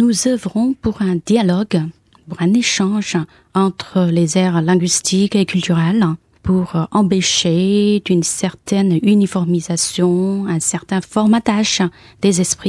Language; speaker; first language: French; non-native, fluent; Chinese